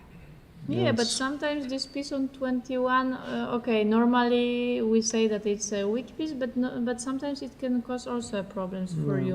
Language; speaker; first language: English; non-native, fluent; Polish